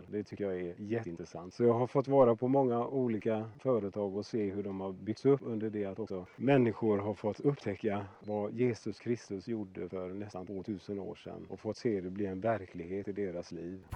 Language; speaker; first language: Swedish; native; Swedish